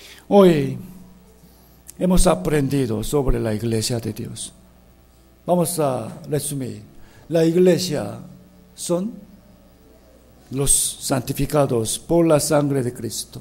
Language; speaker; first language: Spanish; non-native, fluent; Korean